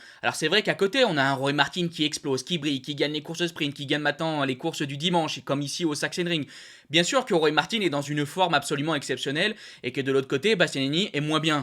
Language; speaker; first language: French; native; French